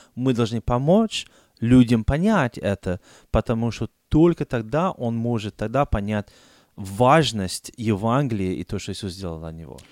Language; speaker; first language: Russian; non-native, fluent; English